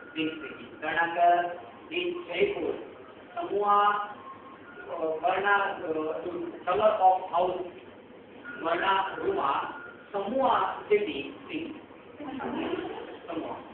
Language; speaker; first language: Indonesian; non-native, learner; Hindi